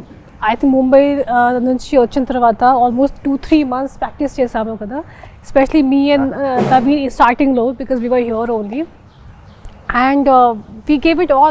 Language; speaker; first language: Telugu; non-native, fluent; Hindi